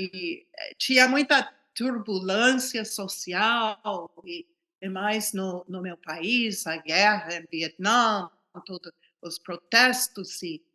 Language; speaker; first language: Portuguese; non-native, fluent; English